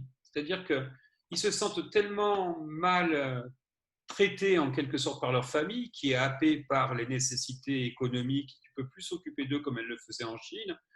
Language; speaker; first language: French; native; French